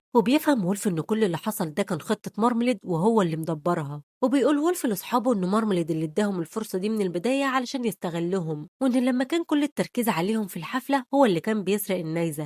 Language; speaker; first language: Arabic; native; Arabic